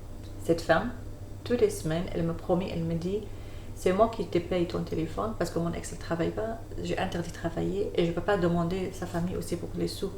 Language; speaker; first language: French; non-native, learner; Arabic